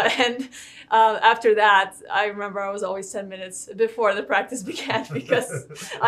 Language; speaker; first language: English; non-native, fluent; Lithuanian